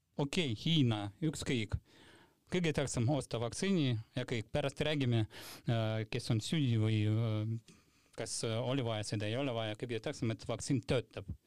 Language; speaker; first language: Estonian; non-native, local second language; Russian